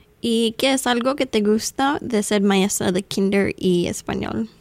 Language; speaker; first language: Spanish; non-native, fluent; English